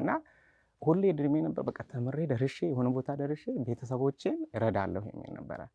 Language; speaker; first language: Amharic; non-native, local second language; Sebat Bet Gurage